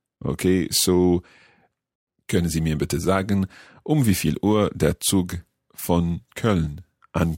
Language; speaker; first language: German; non-native, learner; English